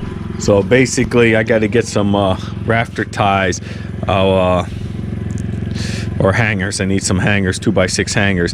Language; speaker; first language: English; native; English